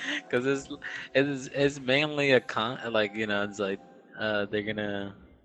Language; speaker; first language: English; early bilingual, other home language; Spanish